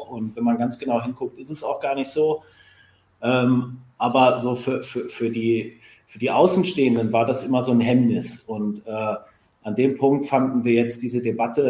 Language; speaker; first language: German; native; German